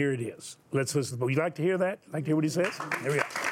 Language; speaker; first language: English; native; English